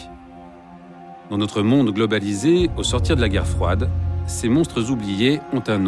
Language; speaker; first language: French; native; French